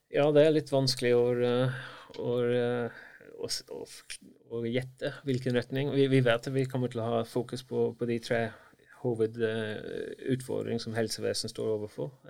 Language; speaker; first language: Norwegian; non-native, fluent; English